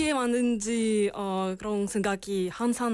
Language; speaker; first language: Korean; non-native, learner; Russian